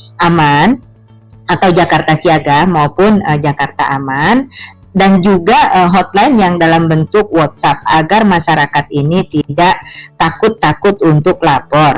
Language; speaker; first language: Indonesian; native; Indonesian